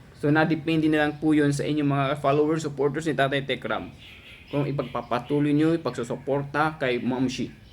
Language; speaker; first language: Filipino; native; Filipino